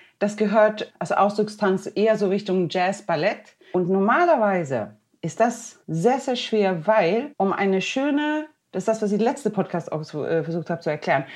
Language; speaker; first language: German; non-native, fluent; Swedish